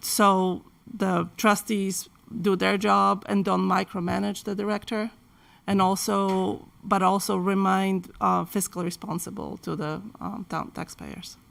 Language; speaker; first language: English; non-native, fluent; Polish